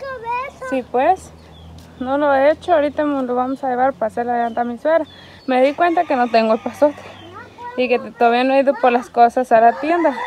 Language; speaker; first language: Spanish; native; Spanish